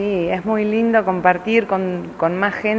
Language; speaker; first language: Spanish; native; Spanish